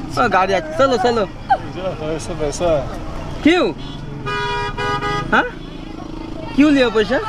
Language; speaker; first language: Hindi; non-native, learner; Bangla